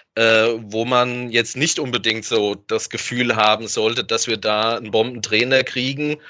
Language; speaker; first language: German; native; German